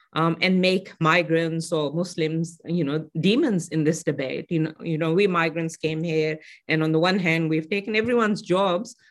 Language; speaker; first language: English; non-native, local second language; Urdu